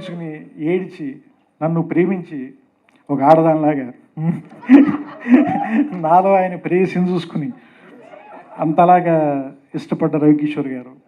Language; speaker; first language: Telugu; native; Telugu